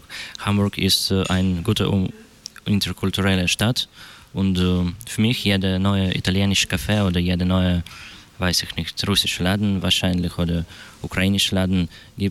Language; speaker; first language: German; non-native, learner; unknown